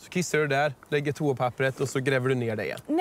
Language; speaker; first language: Swedish; native; Swedish